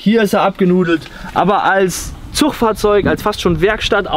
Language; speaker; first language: German; native; German